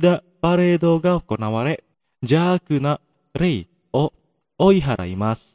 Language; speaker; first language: Japanese; non-native, fluent; Indonesian